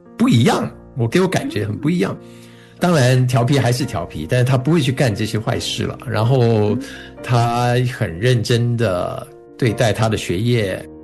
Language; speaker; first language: Chinese; native; Chinese